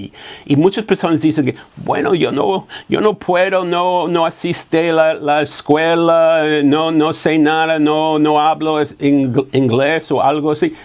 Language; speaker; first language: Spanish; non-native, fluent; English